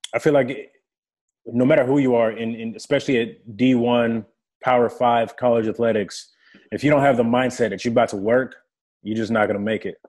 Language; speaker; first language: English; early bilingual, other home language; French